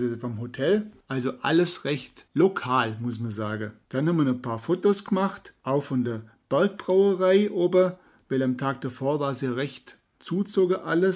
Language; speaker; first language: German; native; German